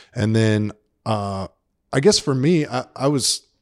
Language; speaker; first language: English; native; English